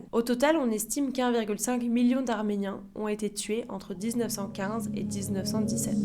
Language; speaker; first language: French; native; French